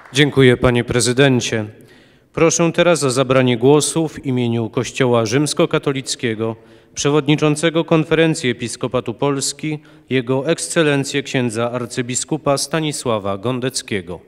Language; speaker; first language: Polish; native; Polish